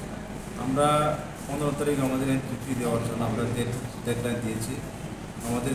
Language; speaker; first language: Bangla; non-native, local second language; Kok Borok